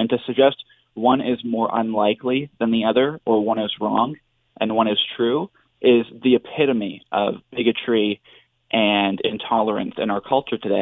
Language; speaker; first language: English; native; English